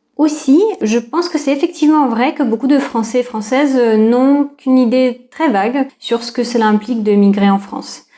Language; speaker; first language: French; non-native, fluent; Russian